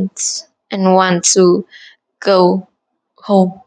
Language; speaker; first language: English; non-native, learner; Vietnamese